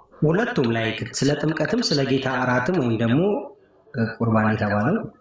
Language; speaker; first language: Amharic; non-native, local second language; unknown